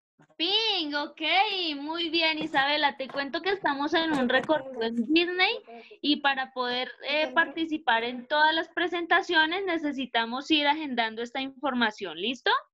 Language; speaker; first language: Spanish; native; Spanish